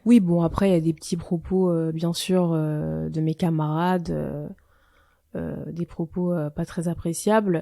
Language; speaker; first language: French; native; French